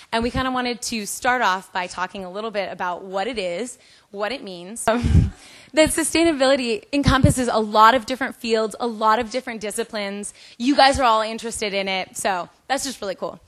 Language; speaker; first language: English; native; English